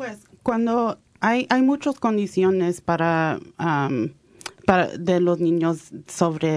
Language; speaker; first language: Spanish; early bilingual, heritage; Spanish